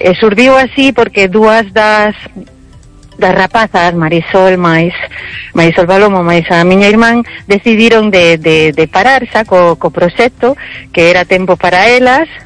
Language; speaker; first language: Galician; early bilingual, heritage; Galician